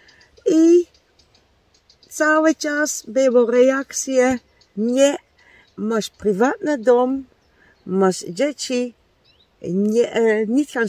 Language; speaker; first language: Polish; non-native, learner; Dutch